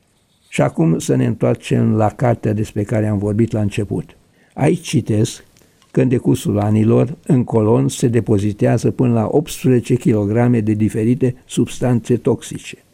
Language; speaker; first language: Romanian; native; Romanian